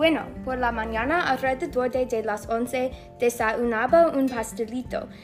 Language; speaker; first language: Spanish; non-native, learner; English